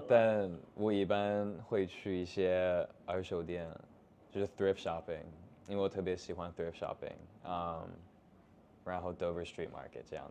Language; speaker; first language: Chinese; non-native, fluent; English